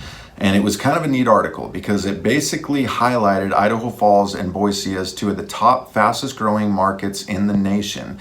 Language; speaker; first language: English; native; English